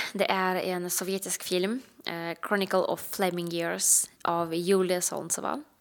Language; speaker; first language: Swedish; non-native, fluent; Russian